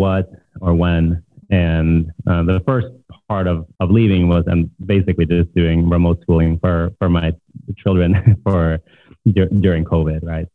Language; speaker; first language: English; non-native, fluent; Norwegian